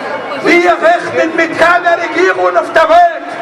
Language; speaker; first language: German; non-native, learner; Arabic